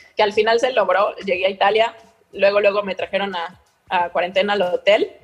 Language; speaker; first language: Spanish; native; Spanish